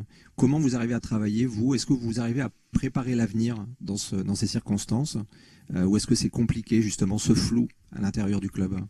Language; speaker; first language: French; native; French